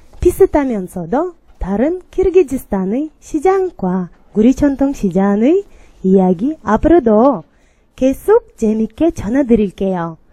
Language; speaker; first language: Korean; non-native, learner; Kyrgyz